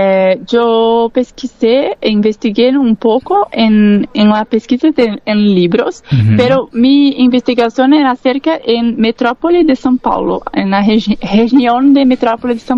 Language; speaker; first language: Spanish; non-native, learner; Portuguese